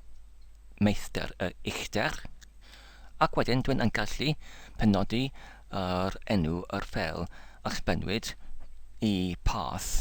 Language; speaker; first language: Welsh; non-native, learner; English